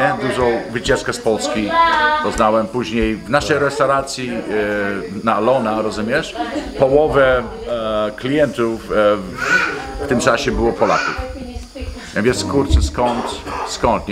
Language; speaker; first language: Polish; early bilingual, heritage; Polish